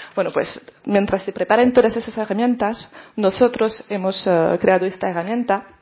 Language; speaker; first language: Spanish; non-native, fluent; French